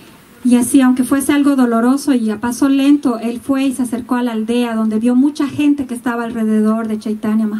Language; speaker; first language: Spanish; native; Spanish